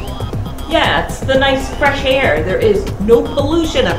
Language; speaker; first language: English; native; English